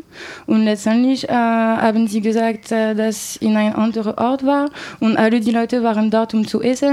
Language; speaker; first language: German; non-native, learner; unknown